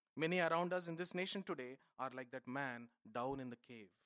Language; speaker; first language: English; non-native, local second language; Telugu